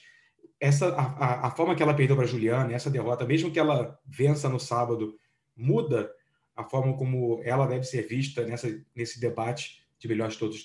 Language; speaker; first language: Portuguese; native; Portuguese